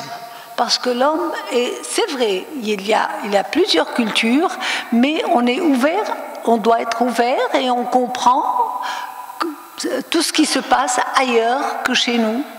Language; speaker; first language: French; non-native, local second language; Arabic